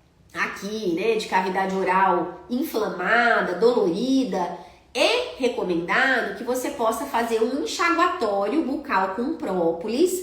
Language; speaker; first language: Portuguese; native; Portuguese